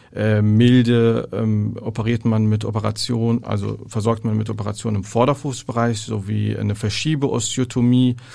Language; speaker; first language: German; non-native, fluent; Arabic